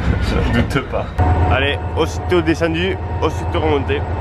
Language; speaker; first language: French; native; French